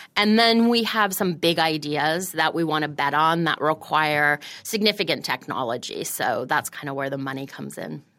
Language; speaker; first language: English; native; English